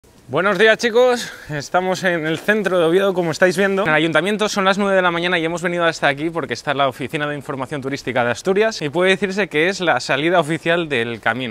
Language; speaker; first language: Spanish; native; Spanish